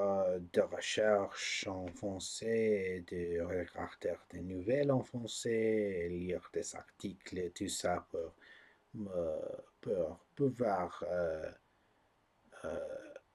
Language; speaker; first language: French; non-native, learner; English